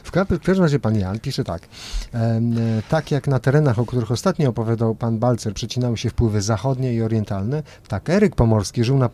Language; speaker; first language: Polish; native; Polish